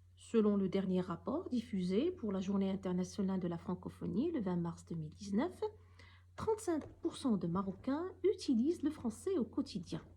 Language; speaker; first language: French; non-native, local second language; Arabic